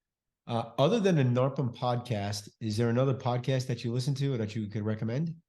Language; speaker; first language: English; native; English